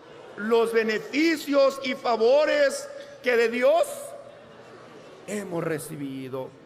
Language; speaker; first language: Spanish; native; Spanish